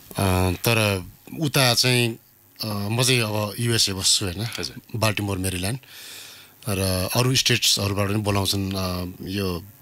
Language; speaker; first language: Nepali; native; Nepali